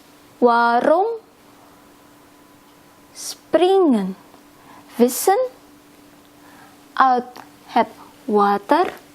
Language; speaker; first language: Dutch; non-native, learner; Indonesian